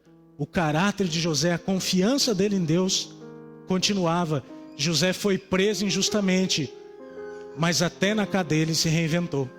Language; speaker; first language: Portuguese; native; Portuguese